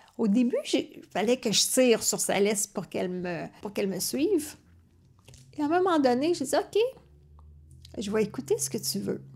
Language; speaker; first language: French; native; French